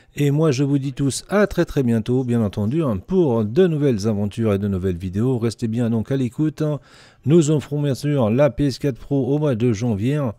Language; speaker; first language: French; native; French